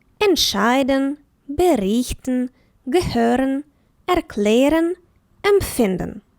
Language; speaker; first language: German; non-native, fluent; Ukrainian